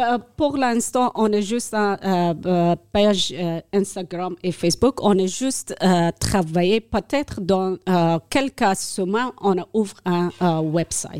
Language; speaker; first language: French; non-native, learner; Persian